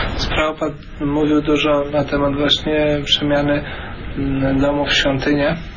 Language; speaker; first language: Polish; native; Polish